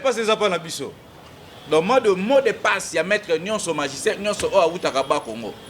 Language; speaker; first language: Lingala; non-native, local second language; Kongo